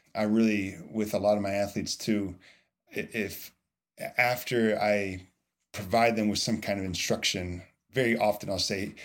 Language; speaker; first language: English; native; English